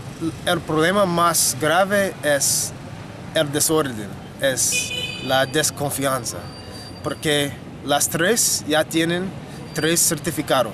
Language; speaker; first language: Spanish; non-native, fluent; English